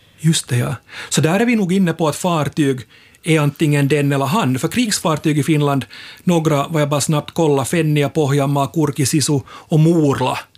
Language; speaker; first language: Swedish; native; Swedish